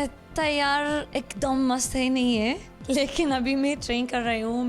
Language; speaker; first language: Hindi; non-native, learner; Arabic